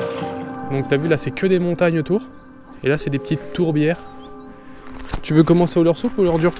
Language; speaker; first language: French; native; French